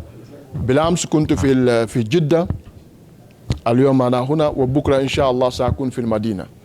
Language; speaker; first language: Arabic; non-native, fluent; Mandingo